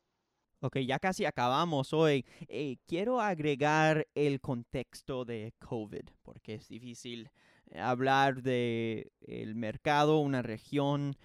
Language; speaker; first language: Spanish; non-native, fluent; English